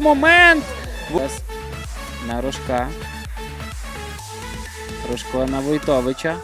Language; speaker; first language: Ukrainian; native; Ukrainian